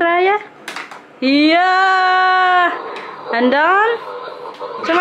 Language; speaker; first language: Dutch; non-native, learner; Filipino